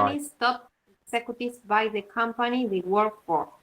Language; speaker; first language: English; non-native, learner; Spanish